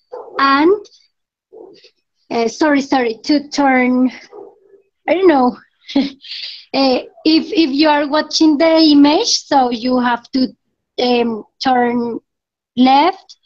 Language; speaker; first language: English; non-native, learner; Spanish